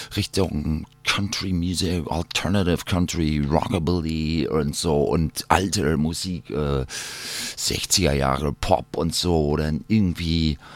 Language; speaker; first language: German; non-native, fluent; English